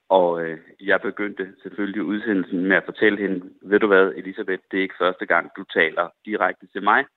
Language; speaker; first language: Danish; native; Danish